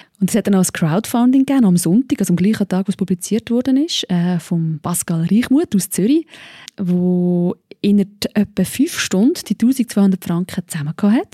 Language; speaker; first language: German; native; German